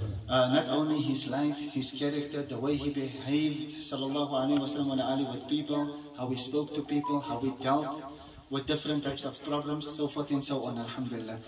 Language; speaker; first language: English; native; English